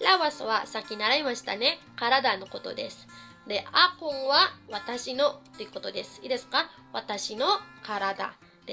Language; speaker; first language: Japanese; non-native, fluent; Filipino